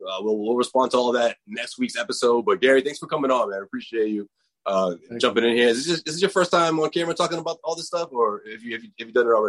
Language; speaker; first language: English; native; English